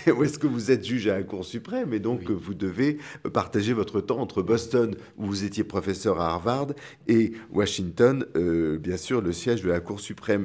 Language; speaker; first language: French; native; French